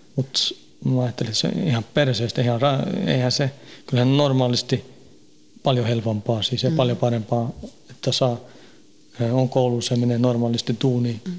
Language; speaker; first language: Finnish; early bilingual, heritage; Finnish